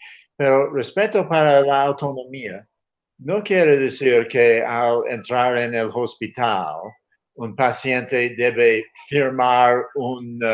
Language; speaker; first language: Spanish; non-native, fluent; English